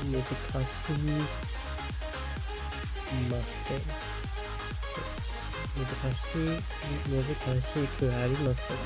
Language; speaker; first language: Japanese; non-native, learner; English